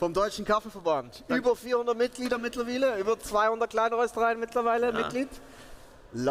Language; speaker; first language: German; native; German